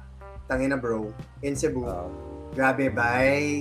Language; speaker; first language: English; non-native, local second language; Filipino